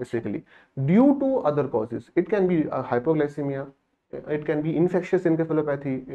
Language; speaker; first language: English; non-native, local second language; Bangla